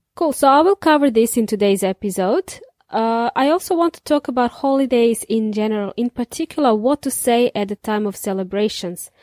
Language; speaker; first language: English; non-native, fluent; Serbian